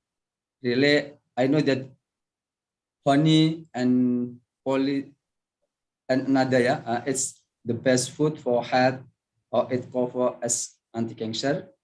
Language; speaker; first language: English; non-native, learner; Indonesian